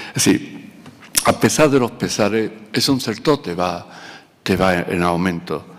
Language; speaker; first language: Spanish; native; Spanish